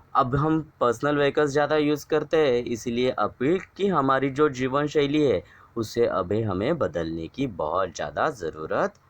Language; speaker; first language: Hindi; non-native, local second language; Marathi